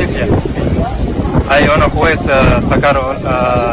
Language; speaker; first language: Spanish; non-native, learner; Arabic